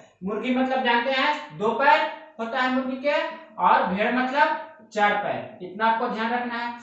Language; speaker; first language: Hindi; native; Hindi